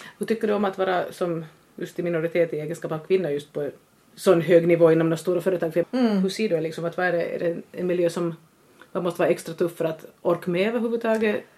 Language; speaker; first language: Swedish; native; Swedish